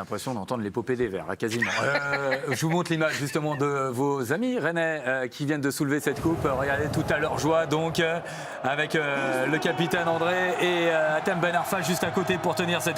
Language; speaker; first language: French; native; French